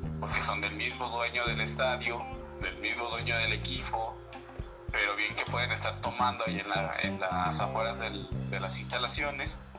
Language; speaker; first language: Spanish; native; Spanish